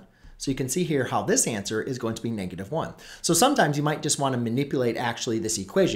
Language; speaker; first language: English; native; English